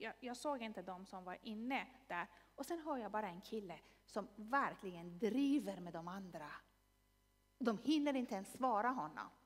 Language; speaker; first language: Swedish; non-native, fluent; Persian